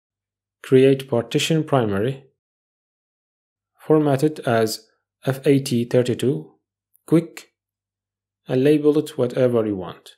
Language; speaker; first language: English; non-native, fluent; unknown